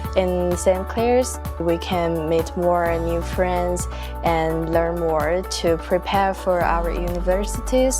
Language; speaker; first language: English; non-native, fluent; Chinese